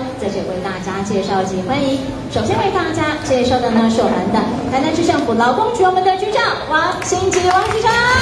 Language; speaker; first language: Chinese; native; Chinese